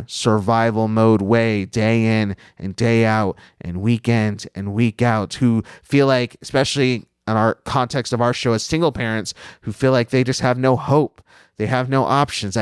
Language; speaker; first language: English; native; English